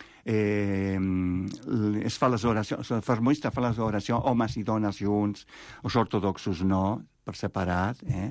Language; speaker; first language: Catalan; non-native, fluent; Spanish